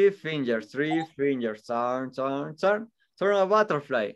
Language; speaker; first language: English; non-native, fluent; Spanish